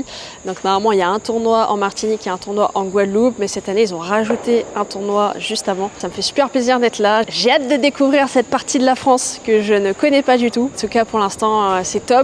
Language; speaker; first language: French; native; French